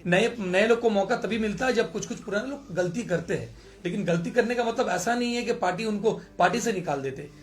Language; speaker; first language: Hindi; non-native, local second language; Bangla